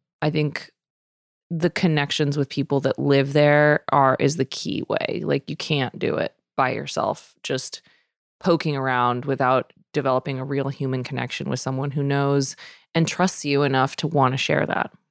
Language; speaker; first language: English; native; English